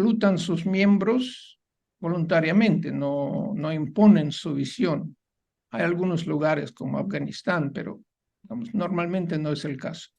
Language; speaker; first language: Spanish; non-native, fluent; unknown